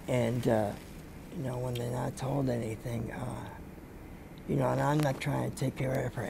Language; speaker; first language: English; native; English